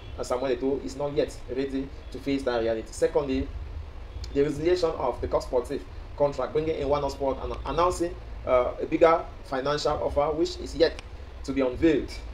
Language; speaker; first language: English; non-native, local second language; French